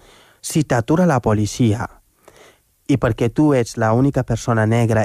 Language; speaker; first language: Catalan; non-native, fluent; Wolof